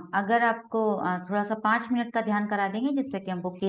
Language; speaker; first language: Hindi; native; Hindi